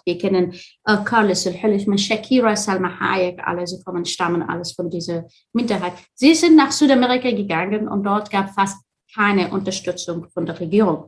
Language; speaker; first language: German; non-native, fluent; Arabic